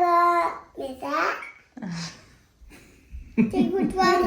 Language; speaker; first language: French; early bilingual, heritage; French